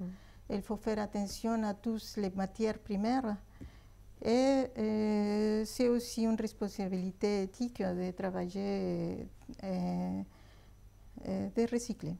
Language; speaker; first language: French; non-native, fluent; Spanish